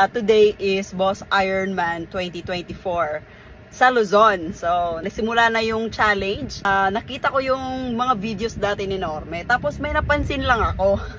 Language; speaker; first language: Filipino; non-native, local second language; Cebuano